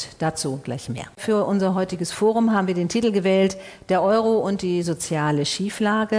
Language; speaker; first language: German; native; German